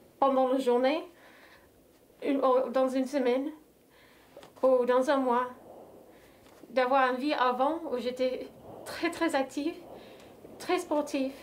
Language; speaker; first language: French; non-native, fluent; English